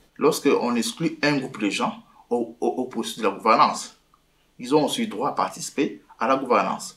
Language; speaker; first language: French; non-native, local second language; Lingala